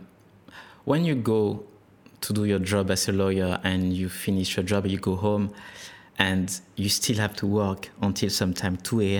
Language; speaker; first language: English; non-native, fluent; French